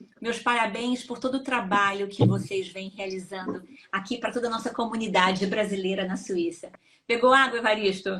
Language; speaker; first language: Portuguese; native; Portuguese